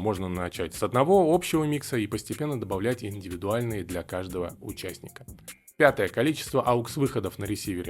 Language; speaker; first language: Russian; native; Russian